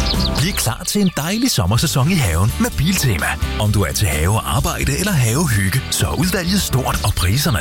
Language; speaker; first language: Danish; native; Danish